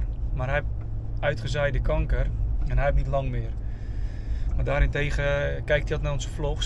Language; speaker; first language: Dutch; native; Dutch